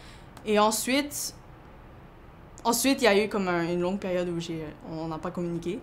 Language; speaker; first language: French; early bilingual, other home language; Chinese